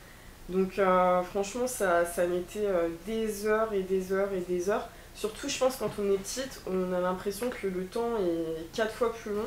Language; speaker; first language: French; native; French